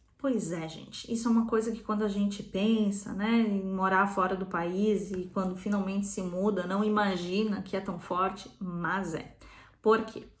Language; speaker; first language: Portuguese; native; Portuguese